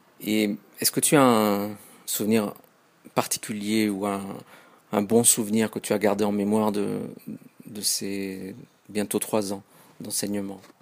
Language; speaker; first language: French; native; French